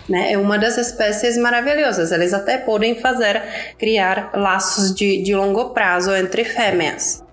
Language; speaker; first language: Portuguese; non-native, fluent; Czech